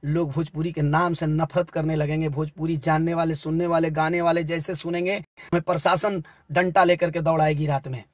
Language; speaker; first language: Hindi; native; Hindi